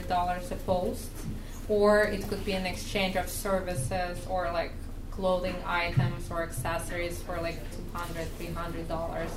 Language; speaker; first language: English; non-native, fluent; Russian